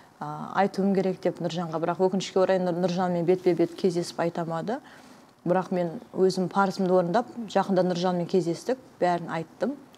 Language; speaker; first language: Kazakh; non-native, fluent; Uzbek